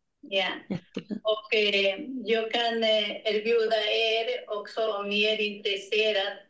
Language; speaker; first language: Swedish; non-native, learner; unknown